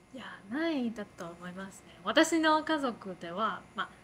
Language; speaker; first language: Japanese; non-native, fluent; Chinese